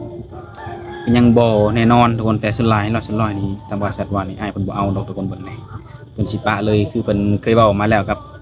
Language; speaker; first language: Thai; non-native, local second language; Northeastern Thai